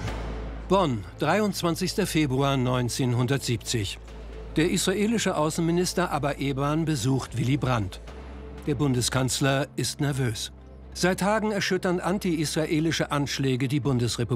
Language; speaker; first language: German; native; German